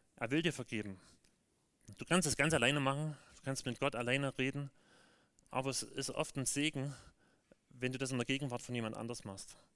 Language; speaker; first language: German; native; German